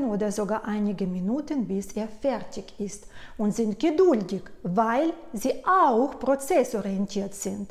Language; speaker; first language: German; non-native, fluent; Russian